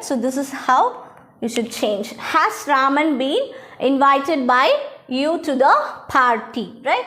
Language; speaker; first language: English; non-native, local second language; Tamil